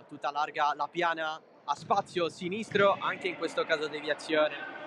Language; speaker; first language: Italian; native; Italian